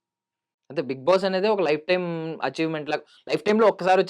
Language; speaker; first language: Telugu; native; Telugu